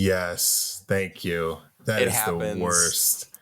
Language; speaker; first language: English; native; English